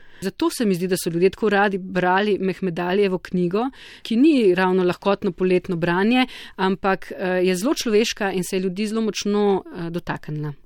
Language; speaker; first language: Slovenian; native; Slovenian